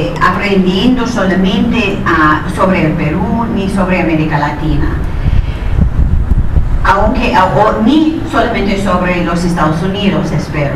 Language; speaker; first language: Spanish; non-native, fluent; English